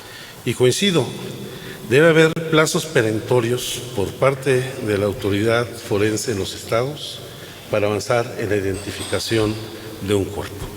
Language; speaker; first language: Spanish; native; Spanish